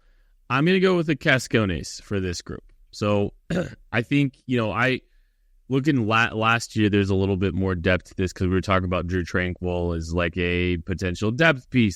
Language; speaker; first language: English; native; English